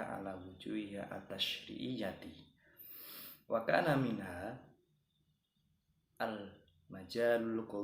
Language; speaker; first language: Arabic; non-native, learner; Indonesian